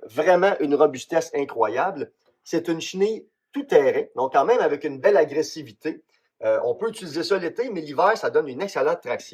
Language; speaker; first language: French; native; French